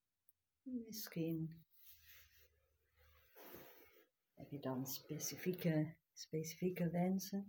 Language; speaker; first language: Dutch; non-native, fluent; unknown